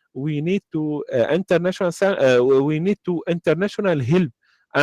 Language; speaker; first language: English; non-native, learner; Arabic